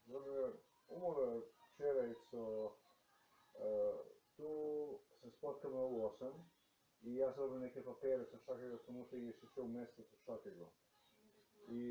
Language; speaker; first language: Polish; non-native, learner; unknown